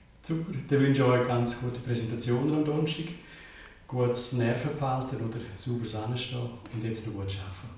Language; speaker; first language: German; native; German